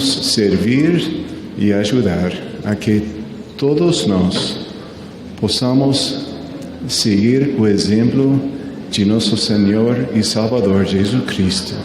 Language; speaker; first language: Portuguese; non-native, learner; Spanish